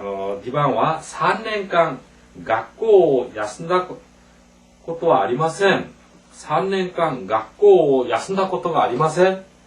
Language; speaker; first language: Japanese; non-native, fluent; Korean